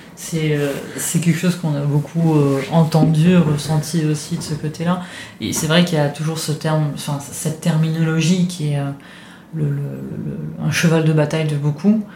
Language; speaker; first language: French; non-native, fluent; Italian